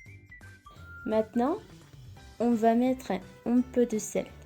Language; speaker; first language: French; non-native, fluent; Spanish